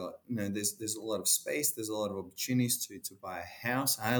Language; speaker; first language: English; non-native, fluent; Portuguese